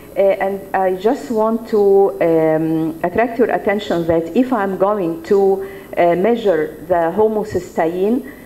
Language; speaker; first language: English; non-native, fluent; Arabic